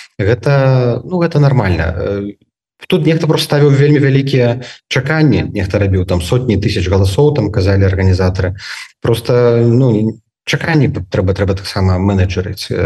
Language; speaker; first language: Belarusian; native; Belarusian